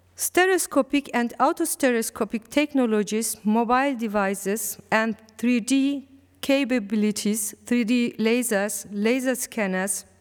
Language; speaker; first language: English; non-native, learner; Turkish